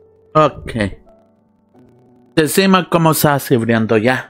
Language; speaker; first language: Spanish; non-native, learner; English